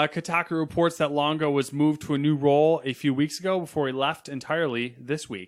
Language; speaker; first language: English; native; English